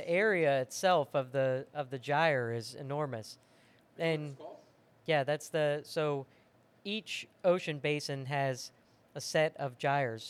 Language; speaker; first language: English; native; English